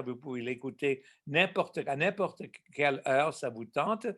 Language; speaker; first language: French; non-native, local second language; English